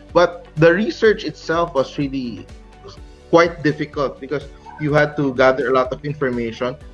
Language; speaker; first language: English; non-native, local second language; Cebuano